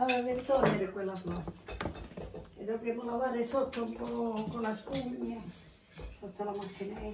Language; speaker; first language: Italian; native; Italian